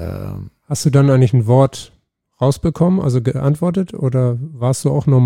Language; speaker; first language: German; native; German